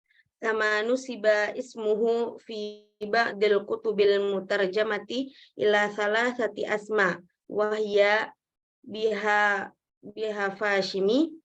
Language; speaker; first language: Arabic; non-native, learner; Indonesian